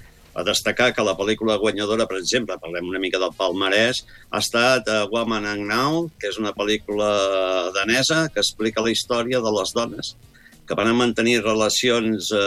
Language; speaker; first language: Catalan; native; Catalan